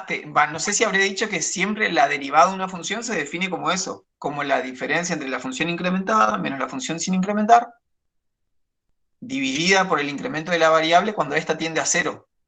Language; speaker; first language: Spanish; native; Spanish